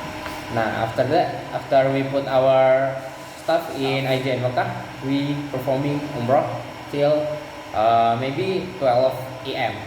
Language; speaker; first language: English; non-native, learner; Indonesian